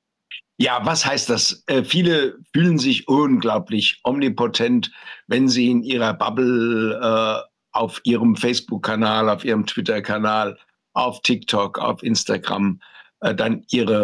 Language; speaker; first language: German; native; German